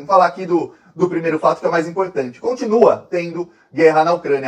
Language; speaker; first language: Portuguese; native; Portuguese